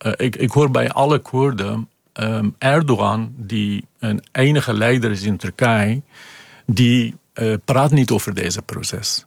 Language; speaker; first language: Dutch; non-native, fluent; Kurdish